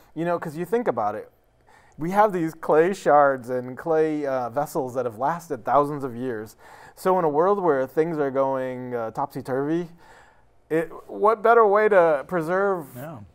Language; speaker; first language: English; native; English